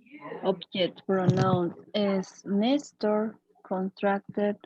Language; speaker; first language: English; non-native, learner; Spanish